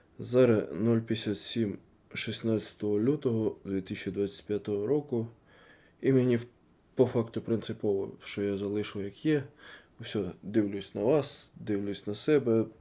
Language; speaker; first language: Ukrainian; non-native, local second language; Russian